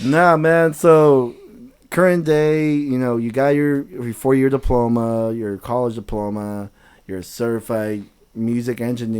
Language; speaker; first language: English; native; English